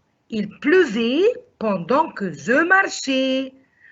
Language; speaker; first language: French; non-native, fluent; Arabic